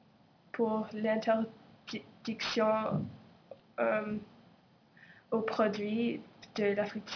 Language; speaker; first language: French; non-native, local second language; English